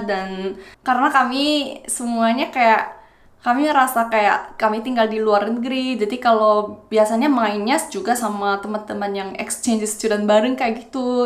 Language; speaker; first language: Indonesian; non-native, fluent; Korean